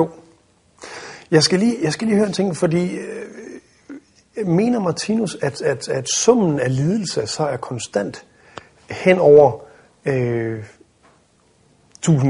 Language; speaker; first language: Danish; native; Danish